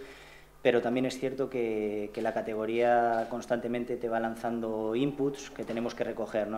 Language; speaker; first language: Spanish; native; Spanish